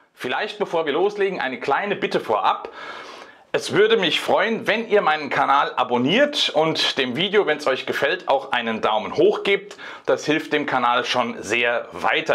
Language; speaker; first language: German; native; German